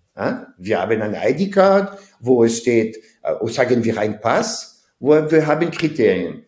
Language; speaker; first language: German; non-native, fluent; French